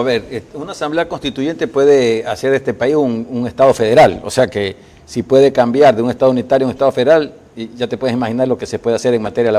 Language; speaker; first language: Spanish; native; Spanish